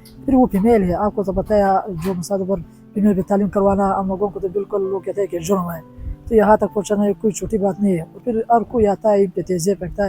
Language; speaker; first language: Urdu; non-native, local second language; Pashto